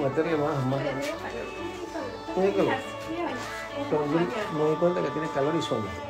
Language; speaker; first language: Spanish; native; Spanish